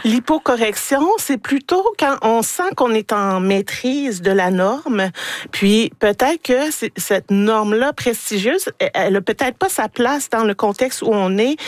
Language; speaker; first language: French; native; French